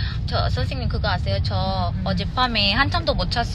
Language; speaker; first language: Korean; non-native, learner; Hindi